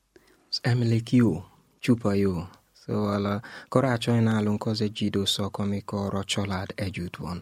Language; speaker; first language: Hungarian; non-native, fluent; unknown